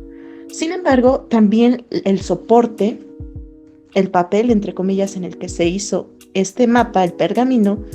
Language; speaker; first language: Spanish; native; Spanish